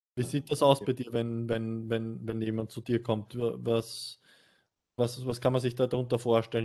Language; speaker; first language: German; native; German